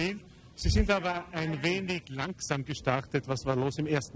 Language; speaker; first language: German; native; German